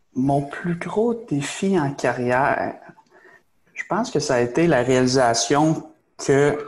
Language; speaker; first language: French; native; French